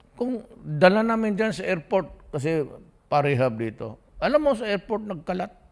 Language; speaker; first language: Filipino; non-native, local second language; Cebuano